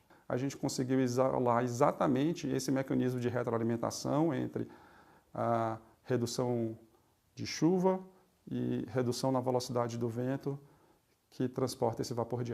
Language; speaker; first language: Portuguese; native; Portuguese